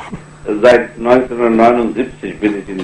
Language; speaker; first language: German; non-native, fluent; Bangla